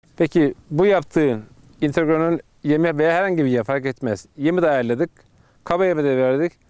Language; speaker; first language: Turkish; native; Turkish